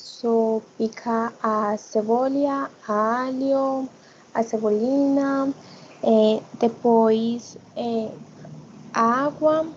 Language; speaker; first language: Portuguese; non-native, learner; Spanish